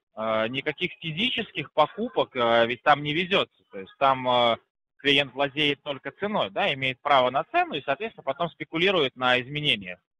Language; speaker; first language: Russian; native; Russian